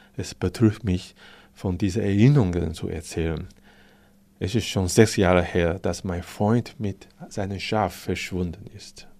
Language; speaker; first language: German; non-native, fluent; Chinese